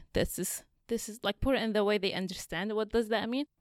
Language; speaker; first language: English; non-native, fluent; Arabic